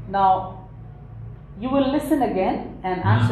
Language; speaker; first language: English; non-native, local second language; Nepali